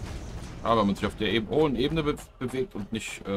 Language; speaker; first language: German; native; German